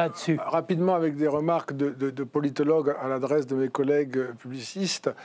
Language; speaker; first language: French; native; French